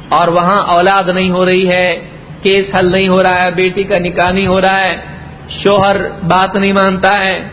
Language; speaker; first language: Urdu; native; Urdu